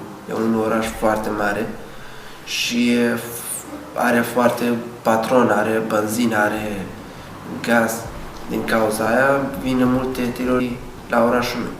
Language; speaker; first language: Romanian; non-native, learner; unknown